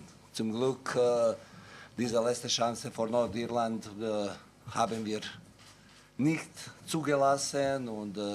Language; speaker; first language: German; non-native, fluent; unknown